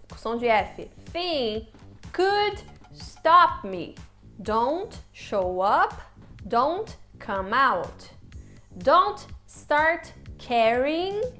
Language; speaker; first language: English; non-native, fluent; Portuguese